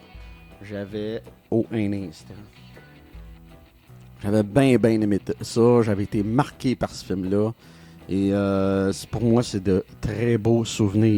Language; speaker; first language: French; native; French